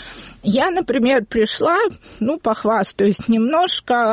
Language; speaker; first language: Russian; native; Russian